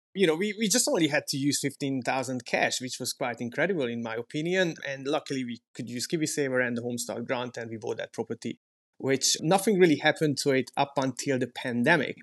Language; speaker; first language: English; non-native, fluent; Hungarian